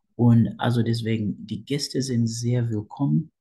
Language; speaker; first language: German; non-native, fluent; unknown